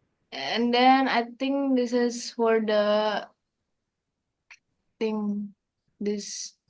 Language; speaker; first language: English; non-native, learner; Indonesian